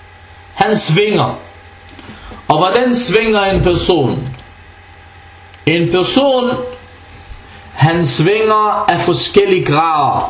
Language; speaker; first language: Danish; early bilingual, other home language; Arabic